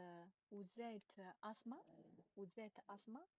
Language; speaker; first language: French; non-native, learner; Chinese